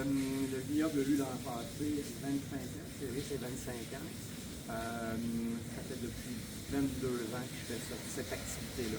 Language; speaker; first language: French; native; French